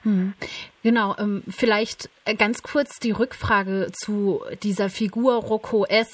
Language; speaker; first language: German; native; German